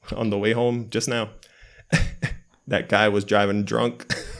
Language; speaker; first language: English; native; English